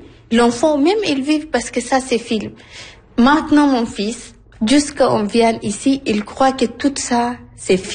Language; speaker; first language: French; non-native, learner; Arabic